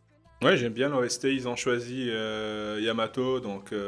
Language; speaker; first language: French; native; French